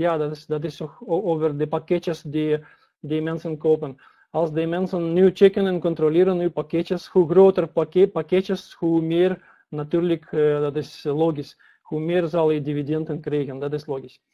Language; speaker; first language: Dutch; non-native, learner; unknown